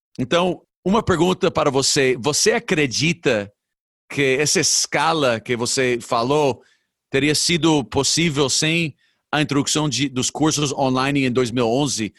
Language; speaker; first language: Portuguese; non-native, fluent; English